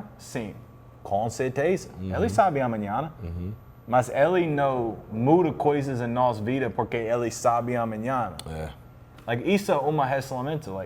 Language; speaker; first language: Portuguese; non-native, learner; English